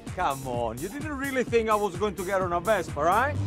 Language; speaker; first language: English; native; English